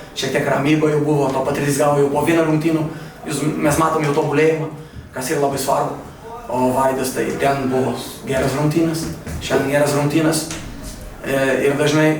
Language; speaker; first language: Lithuanian; non-native, fluent; Portuguese